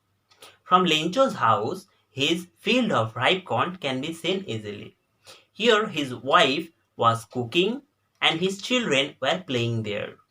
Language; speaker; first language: English; non-native, local second language; Bangla